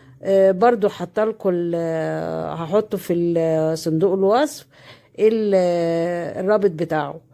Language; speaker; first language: Arabic; native; Arabic